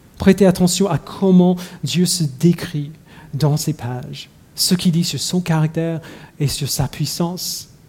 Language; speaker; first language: French; non-native, fluent; English